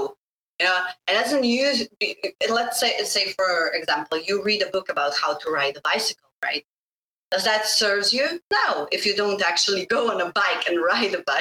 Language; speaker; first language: English; non-native, fluent; Bosnian